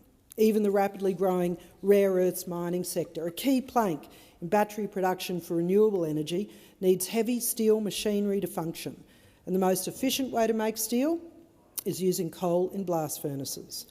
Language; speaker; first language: English; native; English